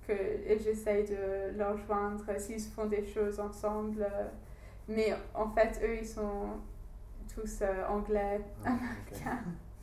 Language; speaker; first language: French; non-native, learner; English